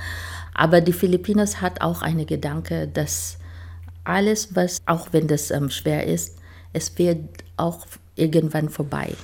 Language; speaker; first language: German; non-native, fluent; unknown